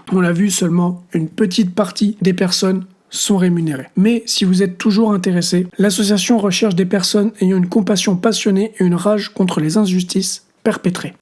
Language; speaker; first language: French; native; French